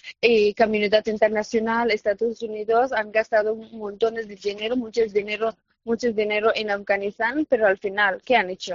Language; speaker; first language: Spanish; non-native, fluent; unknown